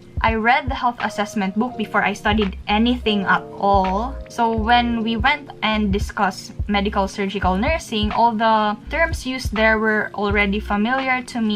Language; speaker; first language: English; non-native, local second language; Filipino